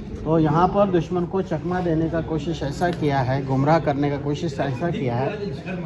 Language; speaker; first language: Hindi; non-native, local second language; Marathi